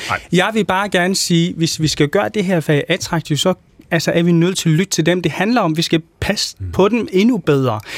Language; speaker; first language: Danish; non-native, fluent; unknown